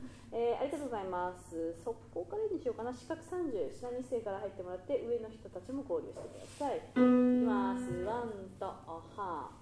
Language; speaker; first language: Japanese; native; Japanese